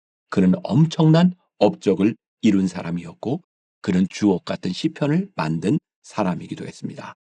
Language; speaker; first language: Korean; native; Korean